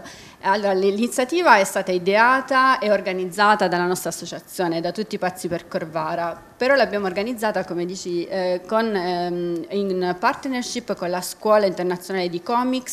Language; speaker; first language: Italian; native; Italian